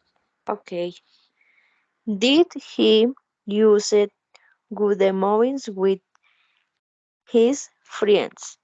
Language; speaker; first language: English; non-native, learner; Spanish